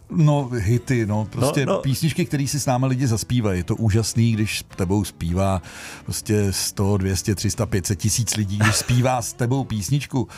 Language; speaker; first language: Czech; native; Czech